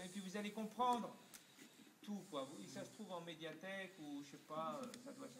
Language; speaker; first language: French; native; French